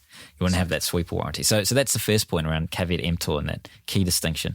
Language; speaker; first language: English; native; English